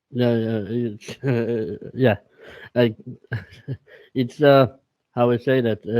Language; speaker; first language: English; non-native, learner; Swedish